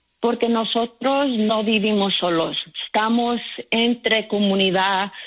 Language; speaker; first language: Spanish; early bilingual, heritage; Spanish